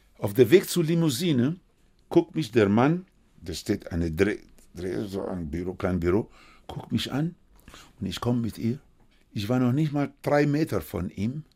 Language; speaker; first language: German; non-native, fluent; Spanish